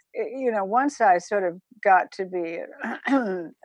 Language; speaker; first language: English; native; English